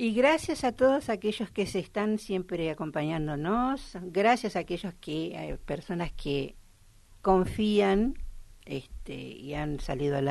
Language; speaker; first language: Spanish; native; Spanish